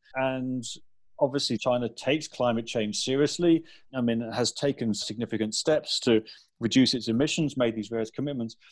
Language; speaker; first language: English; native; English